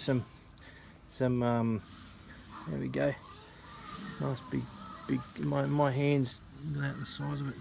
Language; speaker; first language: English; native; English